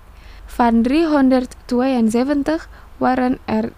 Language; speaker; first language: Dutch; non-native, fluent; Indonesian